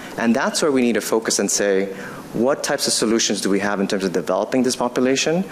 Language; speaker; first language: English; non-native, fluent; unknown